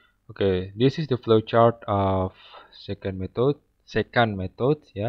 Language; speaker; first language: English; non-native, fluent; Indonesian